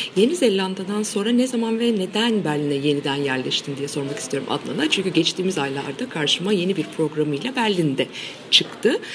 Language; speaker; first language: Turkish; native; Turkish